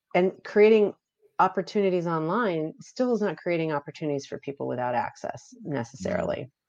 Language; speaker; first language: English; native; English